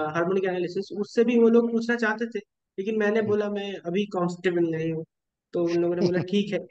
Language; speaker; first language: Hindi; non-native, local second language; Bangla